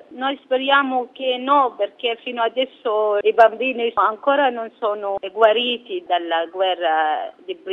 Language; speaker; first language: Italian; non-native, fluent; Arabic